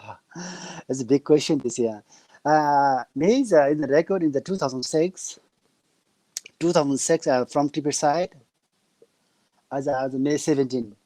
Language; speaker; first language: English; non-native, learner; Nepali